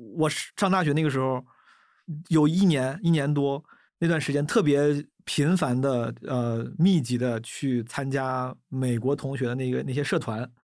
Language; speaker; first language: Chinese; native; Chinese